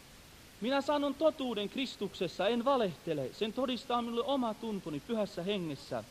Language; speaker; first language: Finnish; native; Finnish